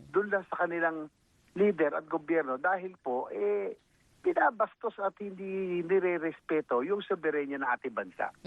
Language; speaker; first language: Filipino; native; Filipino